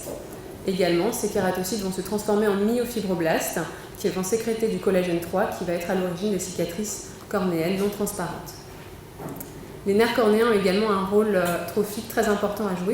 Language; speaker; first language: French; native; French